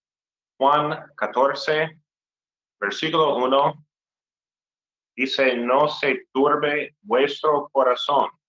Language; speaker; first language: Spanish; non-native, fluent; English